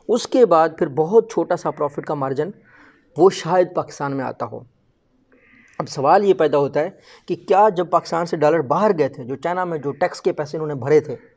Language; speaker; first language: Urdu; non-native, local second language; Baluchi